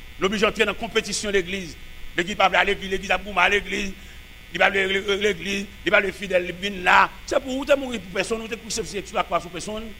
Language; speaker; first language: French; non-native, local second language; Haitian Creole